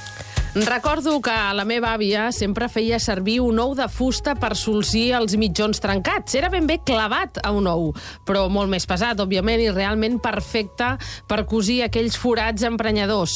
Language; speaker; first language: Catalan; native; Catalan